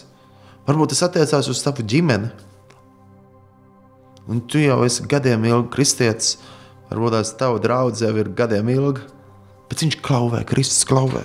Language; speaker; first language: Latvian; native; Latvian